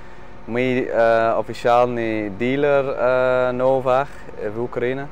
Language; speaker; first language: Ukrainian; non-native, learner; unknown